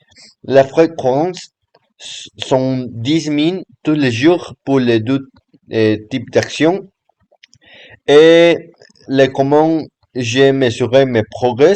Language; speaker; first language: French; non-native, learner; Spanish